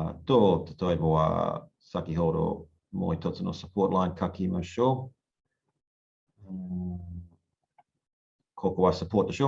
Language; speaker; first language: Japanese; non-native, learner; English